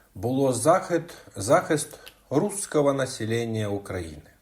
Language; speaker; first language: Ukrainian; non-native, local second language; Russian